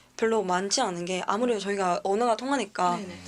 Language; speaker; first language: Korean; native; Korean